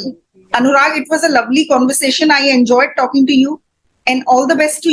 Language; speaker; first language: English; non-native, fluent; Hindi